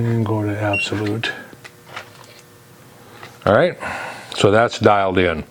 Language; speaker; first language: English; native; English